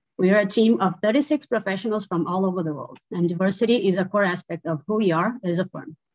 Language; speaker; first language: English; non-native, fluent; Portuguese